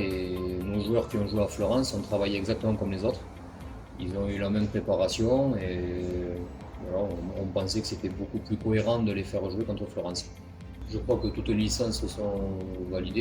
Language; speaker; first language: French; native; French